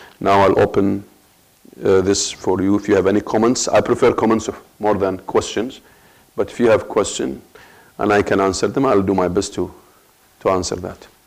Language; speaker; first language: English; non-native, fluent; Arabic